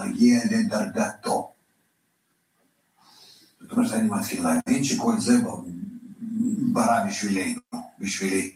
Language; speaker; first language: Hebrew; non-native, fluent; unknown